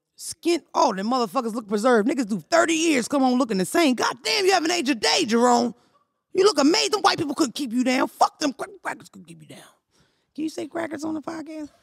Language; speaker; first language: English; native; English